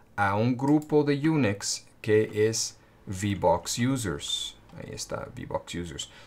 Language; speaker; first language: Spanish; non-native, fluent; English